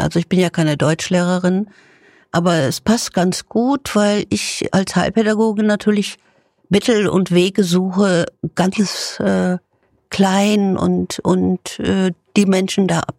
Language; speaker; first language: German; native; German